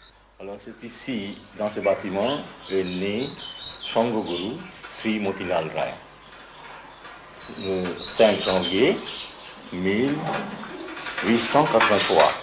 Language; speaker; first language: French; non-native, fluent; Bangla